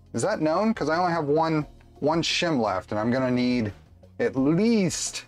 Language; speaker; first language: English; native; English